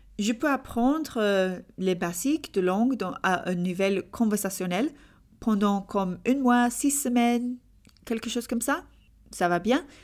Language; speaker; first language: French; non-native, learner; English